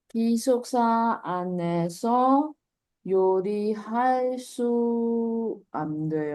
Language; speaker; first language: Korean; non-native, learner; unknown